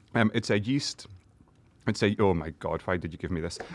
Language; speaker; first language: English; native; English